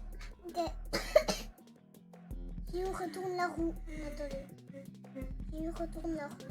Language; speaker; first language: French; native; French